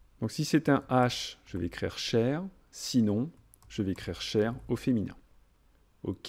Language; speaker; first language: French; native; French